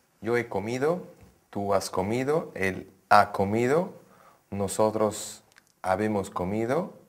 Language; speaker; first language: Spanish; non-native, learner; Portuguese